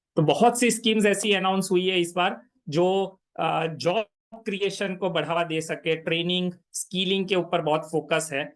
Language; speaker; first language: Hindi; non-native, local second language; Gujarati